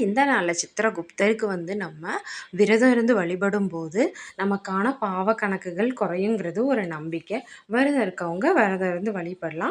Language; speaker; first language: Tamil; native; Tamil